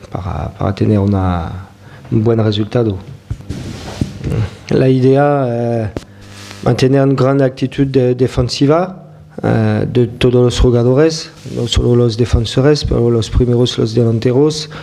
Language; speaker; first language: Spanish; non-native, fluent; French